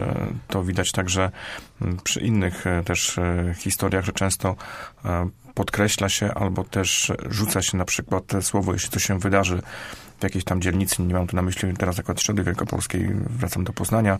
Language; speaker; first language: Polish; native; Polish